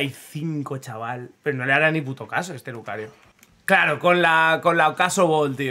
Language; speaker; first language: Spanish; native; Spanish